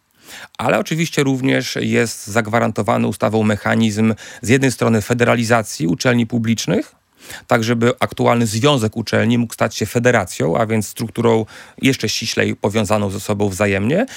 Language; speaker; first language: Polish; native; Polish